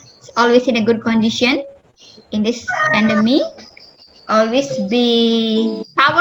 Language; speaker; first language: English; non-native, fluent; Indonesian